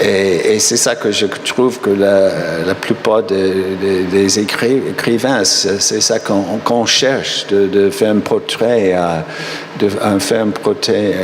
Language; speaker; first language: French; non-native, fluent; English